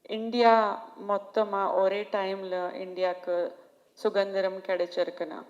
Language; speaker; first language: Tamil; non-native, fluent; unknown